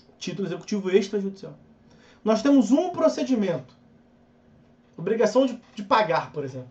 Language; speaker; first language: Portuguese; native; Portuguese